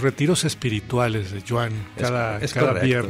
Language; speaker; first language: Spanish; native; Spanish